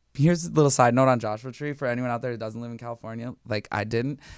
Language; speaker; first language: English; native; English